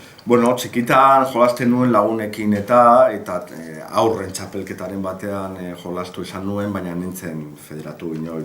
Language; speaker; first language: Basque; non-native, local second language; Spanish